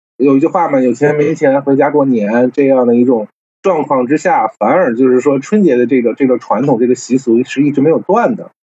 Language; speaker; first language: Chinese; native; Chinese